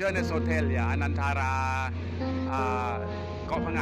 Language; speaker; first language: German; non-native, learner; Thai